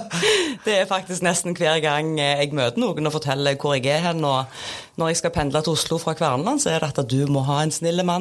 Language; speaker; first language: Norwegian; native; Norwegian